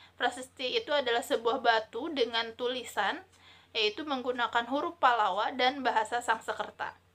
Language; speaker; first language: Indonesian; native; Indonesian